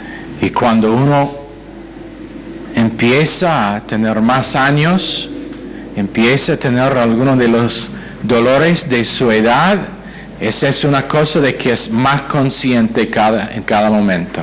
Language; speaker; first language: Spanish; non-native, fluent; English